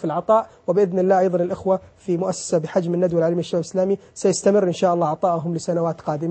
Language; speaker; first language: Arabic; native; Arabic